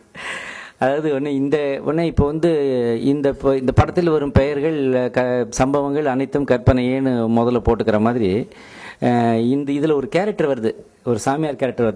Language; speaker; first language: Tamil; native; Tamil